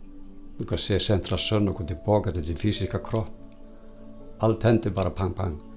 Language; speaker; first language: Swedish; non-native, fluent; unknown